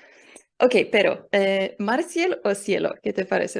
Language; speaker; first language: Spanish; non-native, learner; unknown